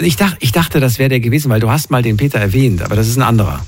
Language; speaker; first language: German; native; German